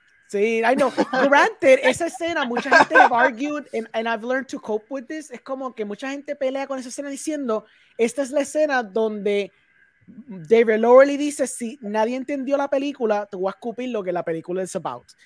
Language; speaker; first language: Spanish; native; Spanish